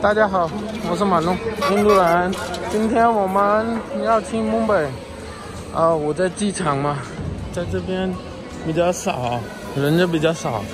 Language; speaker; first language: Chinese; non-native, fluent; Hindi